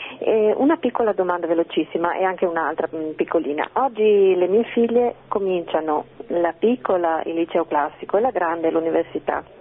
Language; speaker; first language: Italian; native; Italian